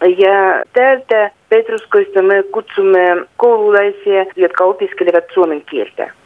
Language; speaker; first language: Finnish; non-native, fluent; Russian